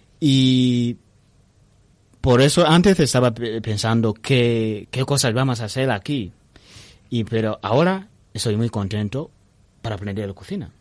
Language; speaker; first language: Spanish; non-native, learner; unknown